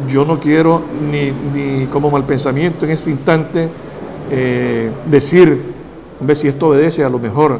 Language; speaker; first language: Spanish; native; Spanish